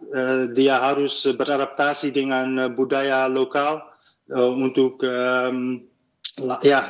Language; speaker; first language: Indonesian; non-native, fluent; Dutch